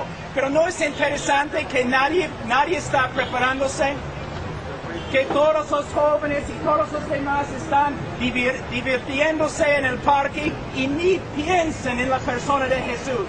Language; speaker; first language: Spanish; non-native, fluent; English